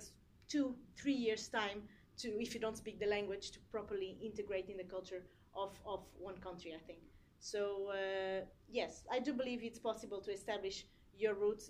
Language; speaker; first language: English; non-native, fluent; Portuguese